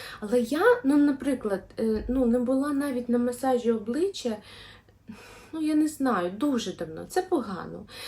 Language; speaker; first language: Ukrainian; non-native, local second language; Russian